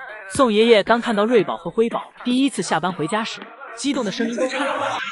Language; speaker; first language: Chinese; native; Chinese